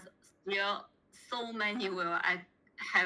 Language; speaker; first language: English; non-native, learner; Chinese